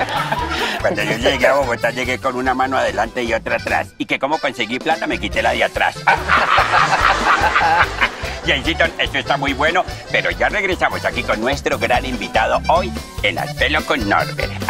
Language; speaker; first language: Spanish; native; Spanish